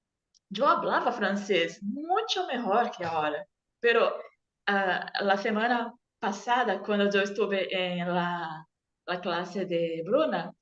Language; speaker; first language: Spanish; non-native, learner; Portuguese